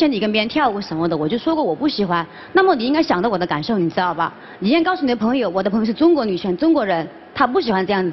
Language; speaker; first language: Chinese; native; Chinese